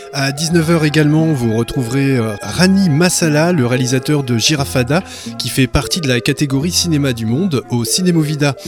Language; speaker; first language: French; native; French